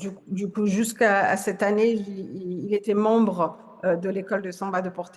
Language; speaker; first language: French; non-native, fluent; Portuguese